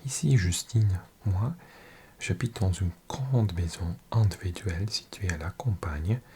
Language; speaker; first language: French; non-native, learner; English